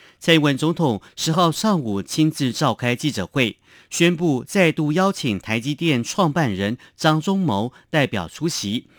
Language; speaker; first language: Chinese; non-native, local second language; Hakka Chinese